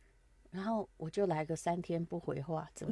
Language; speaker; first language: Chinese; native; Chinese